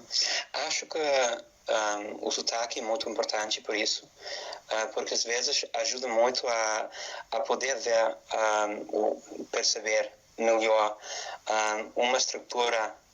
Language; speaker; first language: Portuguese; non-native, fluent; English